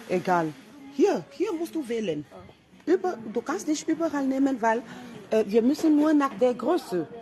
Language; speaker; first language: German; non-native, fluent; French